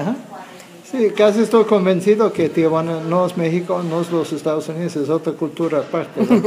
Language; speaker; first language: Spanish; non-native, fluent; English